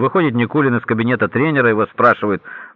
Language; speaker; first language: Russian; native; Russian